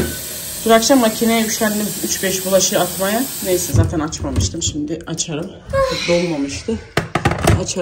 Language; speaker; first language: Turkish; native; Turkish